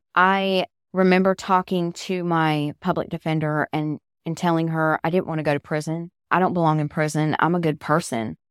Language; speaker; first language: English; native; English